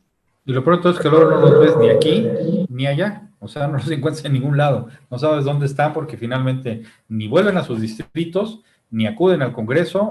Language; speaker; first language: Spanish; native; Spanish